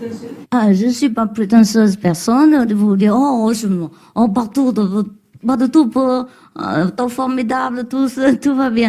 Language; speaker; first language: French; non-native, learner; Vietnamese